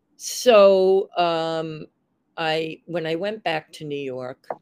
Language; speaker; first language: English; native; English